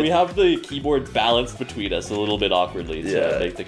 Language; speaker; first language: English; native; English